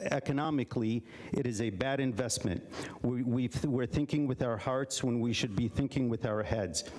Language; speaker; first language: English; early bilingual, other home language; Arabic